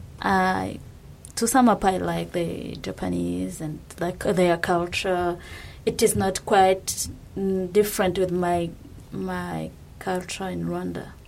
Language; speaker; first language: English; non-native, local second language; Kinyarwanda